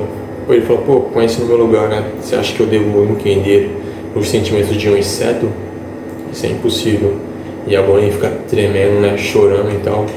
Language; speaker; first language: Portuguese; native; Portuguese